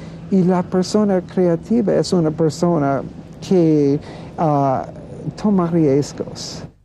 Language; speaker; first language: Spanish; non-native, fluent; English